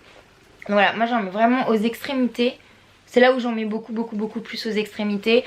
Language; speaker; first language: French; native; French